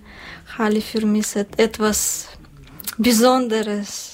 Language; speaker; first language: German; non-native, learner; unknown